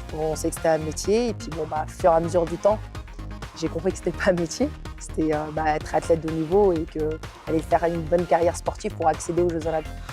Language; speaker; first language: French; non-native, local second language; Arabic